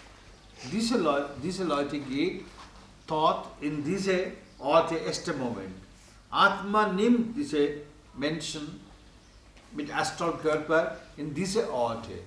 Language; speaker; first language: German; non-native, learner; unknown